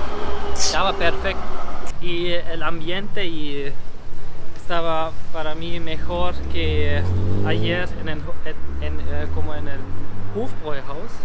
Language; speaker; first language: Spanish; non-native, learner; German